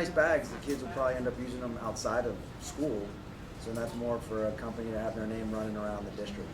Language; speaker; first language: English; native; English